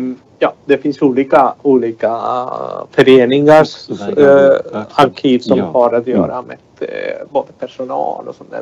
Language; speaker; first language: Swedish; non-native, fluent; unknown